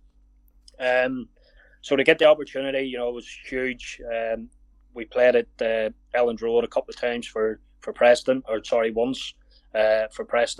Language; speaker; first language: English; native; English